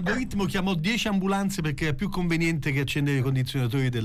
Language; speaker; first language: Italian; native; Italian